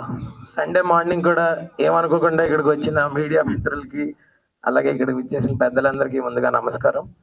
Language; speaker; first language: Telugu; native; Telugu